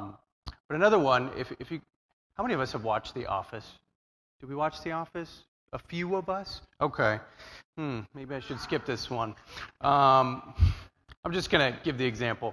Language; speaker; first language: English; native; English